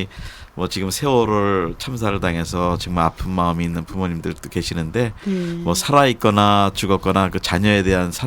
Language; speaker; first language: Korean; native; Korean